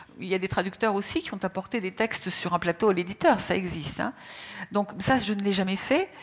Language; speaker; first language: French; native; French